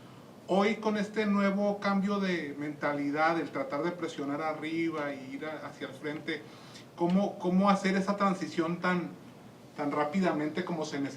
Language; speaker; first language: Spanish; native; Spanish